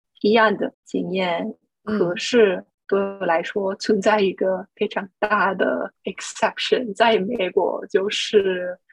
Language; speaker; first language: Chinese; non-native, fluent; English